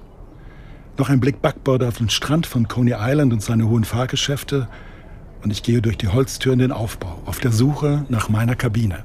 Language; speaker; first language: German; native; German